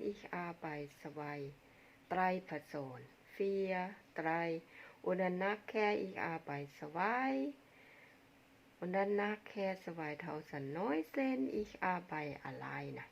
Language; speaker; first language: German; non-native, learner; Thai